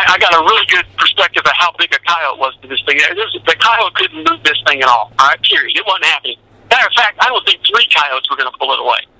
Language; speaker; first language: English; native; English